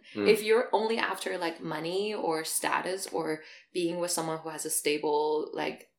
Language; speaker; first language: English; non-native, fluent; Chinese